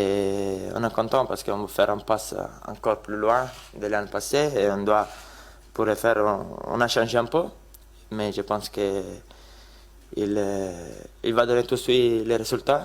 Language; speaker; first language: French; non-native, learner; Italian